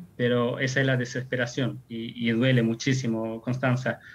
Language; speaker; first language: Spanish; non-native, fluent; Persian